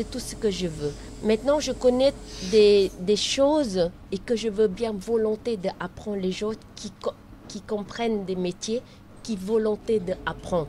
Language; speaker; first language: French; non-native, learner; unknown